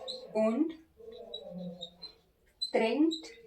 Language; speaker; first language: German; non-native, learner; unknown